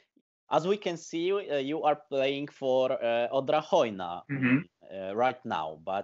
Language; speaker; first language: English; non-native, learner; Polish